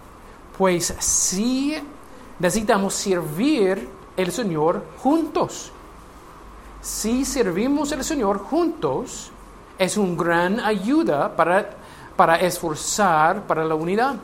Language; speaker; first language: Spanish; non-native, learner; English